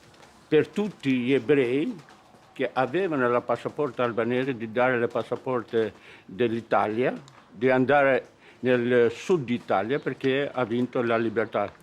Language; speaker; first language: Italian; non-native, learner; Albanian